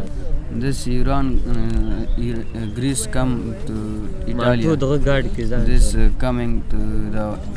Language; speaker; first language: English; non-native, learner; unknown